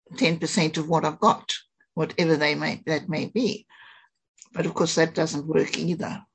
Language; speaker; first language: English; native; English